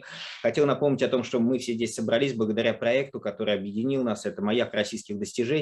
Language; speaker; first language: Russian; native; Russian